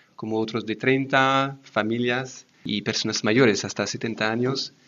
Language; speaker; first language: Spanish; non-native, fluent; French